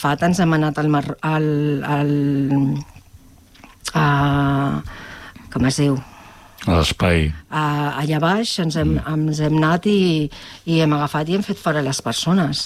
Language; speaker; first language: Catalan; native; Catalan